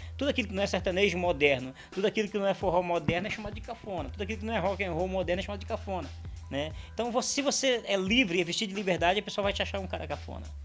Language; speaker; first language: Portuguese; native; Portuguese